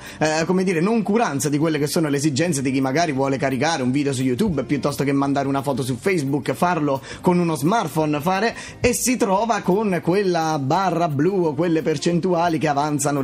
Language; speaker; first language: Italian; native; Italian